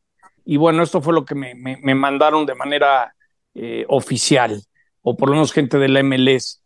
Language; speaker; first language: Spanish; native; Spanish